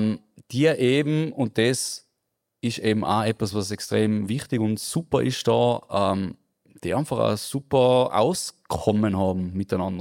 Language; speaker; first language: German; native; German